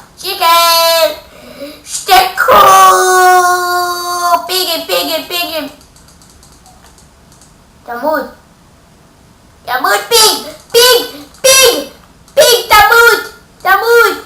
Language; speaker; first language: Hebrew; native; Hebrew